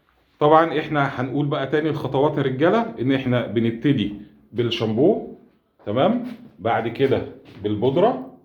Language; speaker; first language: Arabic; native; Arabic